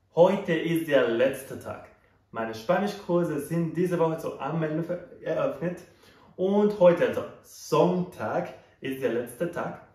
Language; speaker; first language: German; non-native, fluent; Spanish